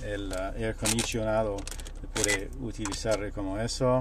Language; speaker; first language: Spanish; non-native, learner; French